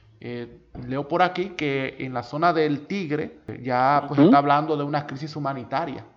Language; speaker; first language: Spanish; native; Spanish